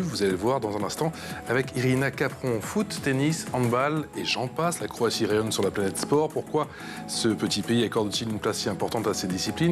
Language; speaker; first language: French; native; French